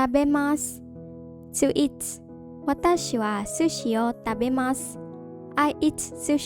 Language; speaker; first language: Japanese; non-native, fluent; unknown